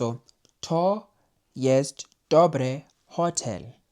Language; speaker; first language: Polish; non-native, learner; English